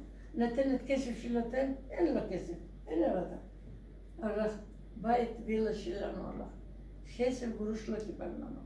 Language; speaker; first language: Hebrew; non-native, learner; Russian